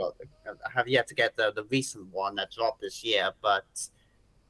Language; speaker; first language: English; native; English